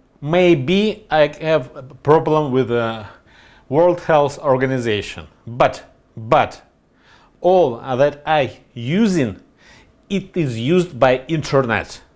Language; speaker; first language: English; non-native, learner; Russian